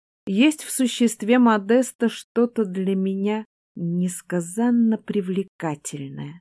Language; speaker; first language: Russian; native; Russian